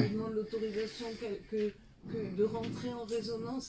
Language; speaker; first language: French; native; French